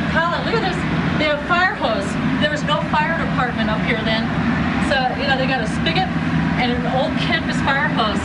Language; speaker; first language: English; native; English